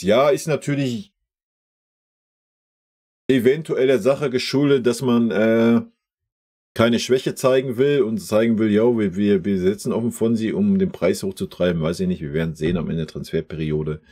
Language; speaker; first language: German; native; German